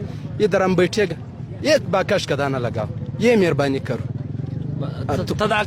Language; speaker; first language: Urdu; non-native, learner; Pashto